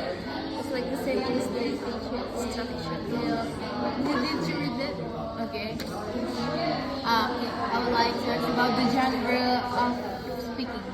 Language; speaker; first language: English; non-native, learner; Indonesian